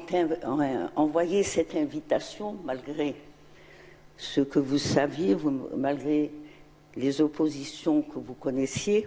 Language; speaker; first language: French; non-native, local second language; Arabic